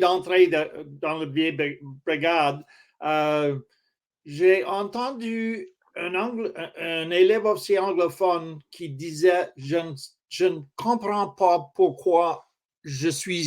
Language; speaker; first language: French; non-native, local second language; English